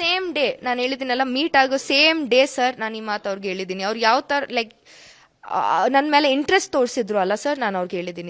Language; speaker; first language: Kannada; non-native, local second language; Kodava